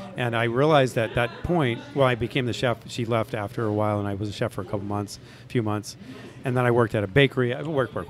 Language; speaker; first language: English; native; English